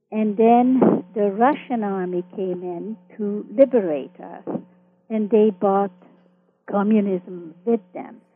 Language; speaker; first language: English; early bilingual, other home language; Hungarian